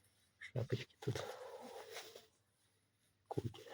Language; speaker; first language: Russian; non-native, local second language; Yakut